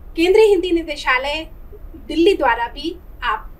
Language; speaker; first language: Hindi; native; Hindi